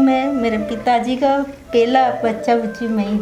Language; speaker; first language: Hindi; early bilingual, other home language; Nepali